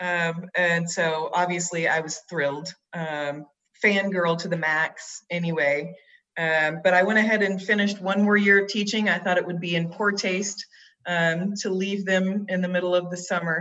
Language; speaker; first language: English; native; English